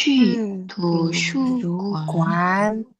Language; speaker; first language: Chinese; non-native, learner; Indonesian